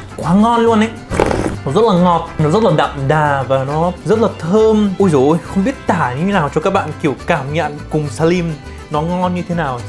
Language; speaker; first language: Vietnamese; non-native, fluent; Arabic